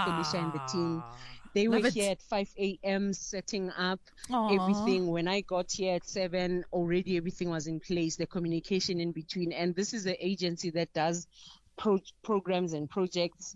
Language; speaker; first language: English; non-native, local second language; Zulu